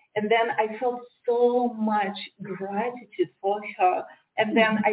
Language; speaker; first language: English; non-native, fluent; Romanian